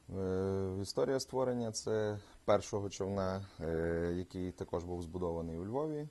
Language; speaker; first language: Ukrainian; native; Ukrainian